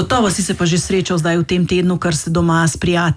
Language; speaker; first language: Slovenian; native; Slovenian